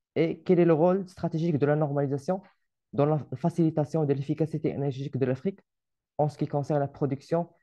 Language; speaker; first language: French; non-native, local second language; Arabic